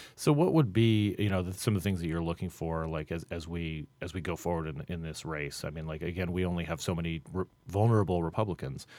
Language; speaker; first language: English; native; English